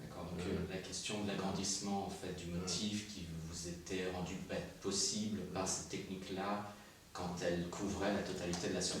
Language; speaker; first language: French; native; French